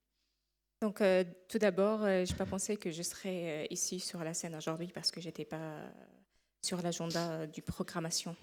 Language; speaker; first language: French; non-native, fluent; Arabic